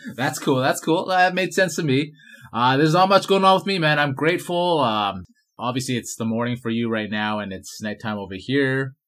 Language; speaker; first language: English; native; English